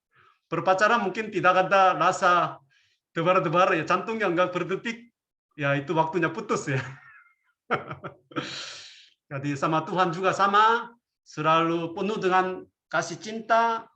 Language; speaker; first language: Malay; non-native, fluent; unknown